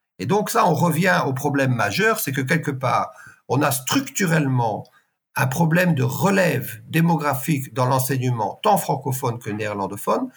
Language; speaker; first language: French; native; French